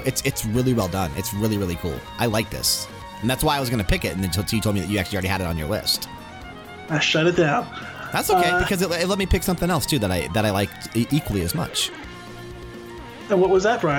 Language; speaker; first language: English; native; English